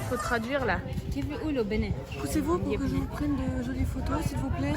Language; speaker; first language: French; native; French